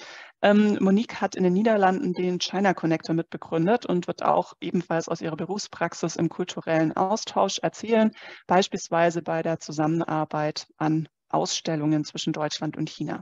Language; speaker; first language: German; native; German